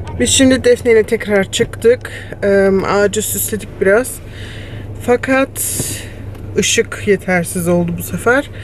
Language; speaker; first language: Turkish; early bilingual, other home language; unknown